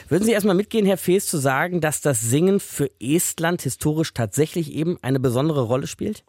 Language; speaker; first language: German; native; German